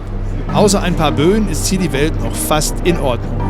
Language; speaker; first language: German; native; German